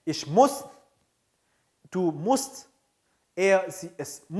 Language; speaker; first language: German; non-native, fluent; Korean